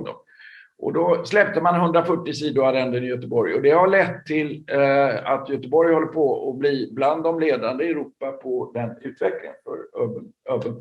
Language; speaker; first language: Swedish; native; Swedish